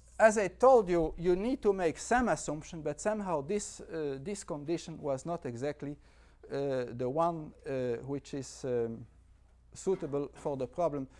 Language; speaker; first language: English; non-native, fluent; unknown